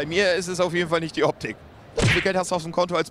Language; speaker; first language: German; native; German